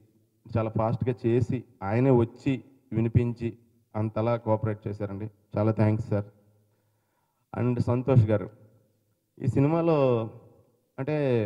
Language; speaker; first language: Telugu; native; Telugu